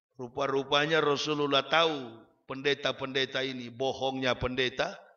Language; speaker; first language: Malay; native; Malay